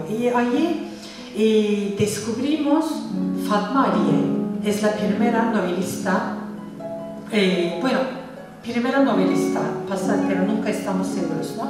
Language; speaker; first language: Spanish; non-native, fluent; Turkish